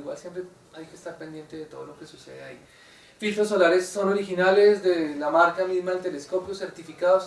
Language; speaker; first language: Spanish; native; Spanish